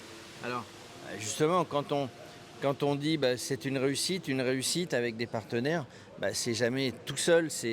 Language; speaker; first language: French; native; French